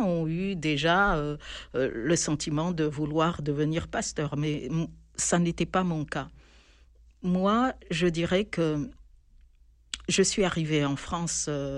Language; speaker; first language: French; non-native, local second language; Malagasy